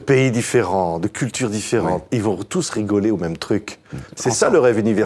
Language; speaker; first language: French; native; French